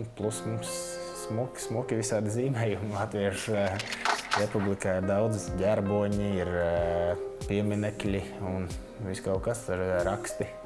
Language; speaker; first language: Latvian; native; Latvian